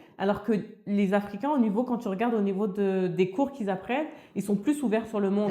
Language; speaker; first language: French; early bilingual, other home language; Wolof